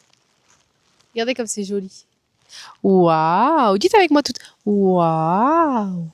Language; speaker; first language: French; native; French